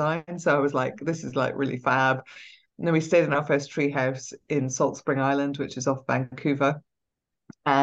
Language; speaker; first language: English; native; English